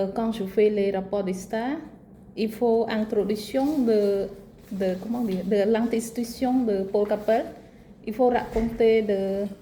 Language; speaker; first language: French; non-native, learner; Khmer